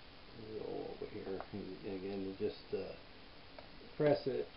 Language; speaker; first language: English; native; English